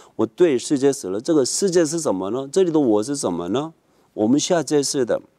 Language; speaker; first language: Chinese; non-native, fluent; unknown